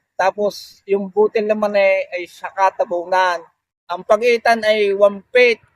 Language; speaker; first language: Filipino; native; Filipino